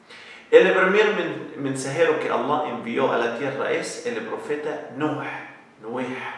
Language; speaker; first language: Spanish; non-native, learner; Arabic